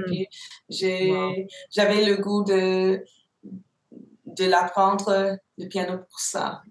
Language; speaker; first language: French; non-native, local second language; English